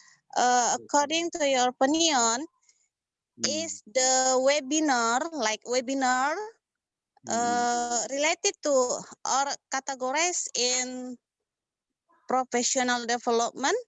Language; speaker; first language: English; non-native, learner; Indonesian